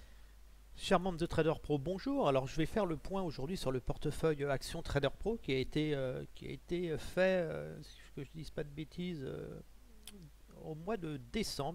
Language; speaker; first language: French; native; French